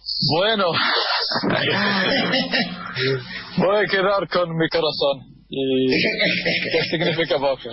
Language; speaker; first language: Spanish; non-native, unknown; Arabic